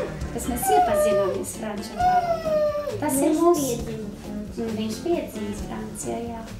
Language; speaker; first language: Latvian; non-native, learner; Portuguese